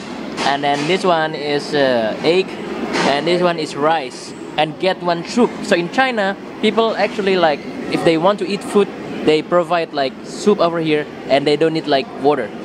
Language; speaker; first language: English; non-native, learner; Indonesian